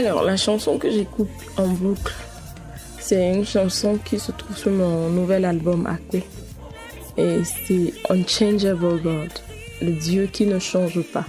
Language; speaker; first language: French; non-native, local second language; Ewe